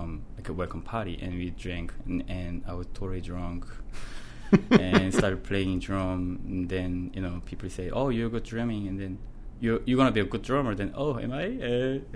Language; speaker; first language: English; non-native, fluent; Korean